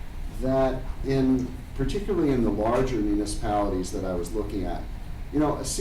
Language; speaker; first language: English; native; English